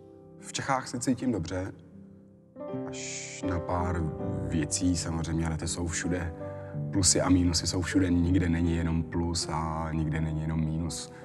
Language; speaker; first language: Czech; early bilingual, other home language; Arabic